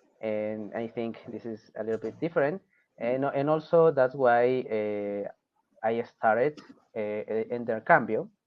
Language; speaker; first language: English; non-native, fluent; Spanish